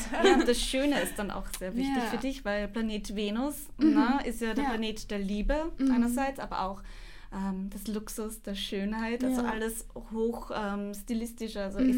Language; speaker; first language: German; native; German